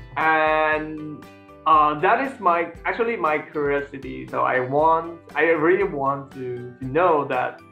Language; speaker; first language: English; non-native, learner; Vietnamese